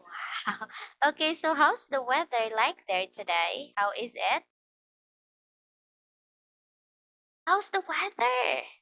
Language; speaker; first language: English; non-native, fluent; Filipino